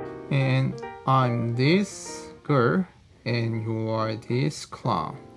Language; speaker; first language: English; non-native, fluent; Korean